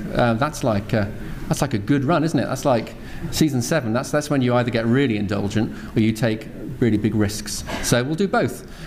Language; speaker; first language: English; native; English